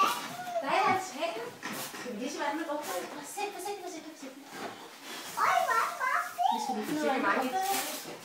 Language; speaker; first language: Danish; native; Danish